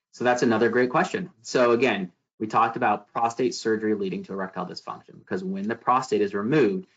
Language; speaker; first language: English; native; English